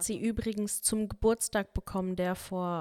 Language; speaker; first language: German; native; German